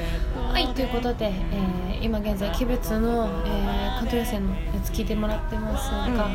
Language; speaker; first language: Japanese; native; Japanese